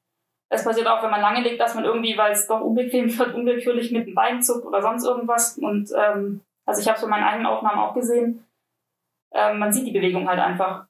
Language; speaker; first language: German; native; German